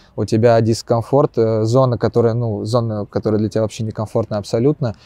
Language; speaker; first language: Russian; native; Russian